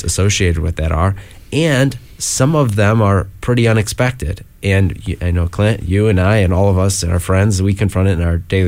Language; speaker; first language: English; native; English